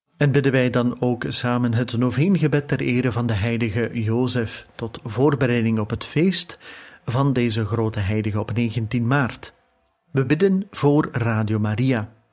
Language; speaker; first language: Dutch; native; Dutch